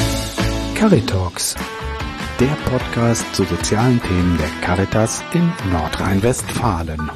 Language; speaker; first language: German; native; German